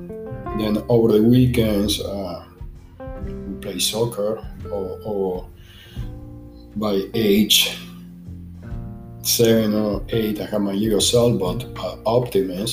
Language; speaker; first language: English; non-native, learner; Spanish